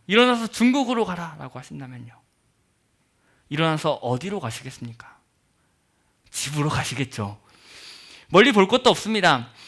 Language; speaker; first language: Korean; native; Korean